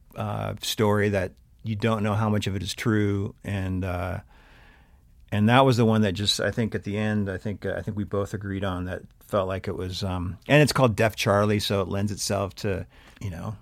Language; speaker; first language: English; native; English